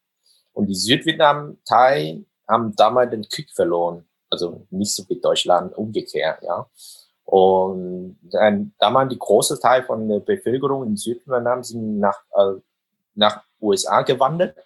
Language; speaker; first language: German; non-native, fluent; Vietnamese